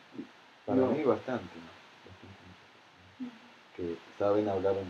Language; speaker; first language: Spanish; non-native, fluent; Russian